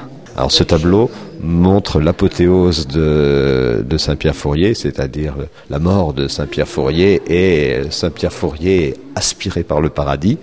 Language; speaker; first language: French; native; French